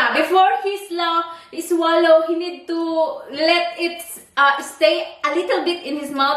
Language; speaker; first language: English; non-native, learner; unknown